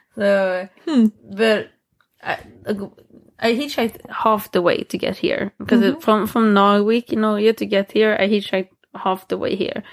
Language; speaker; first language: English; non-native, fluent; Swedish